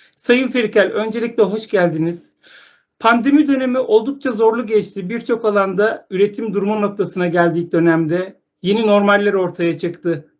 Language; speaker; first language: Turkish; native; Turkish